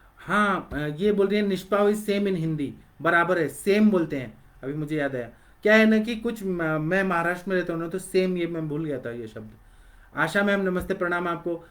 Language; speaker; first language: Hindi; non-native, local second language; Marathi